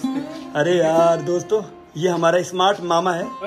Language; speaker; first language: Hindi; native; Hindi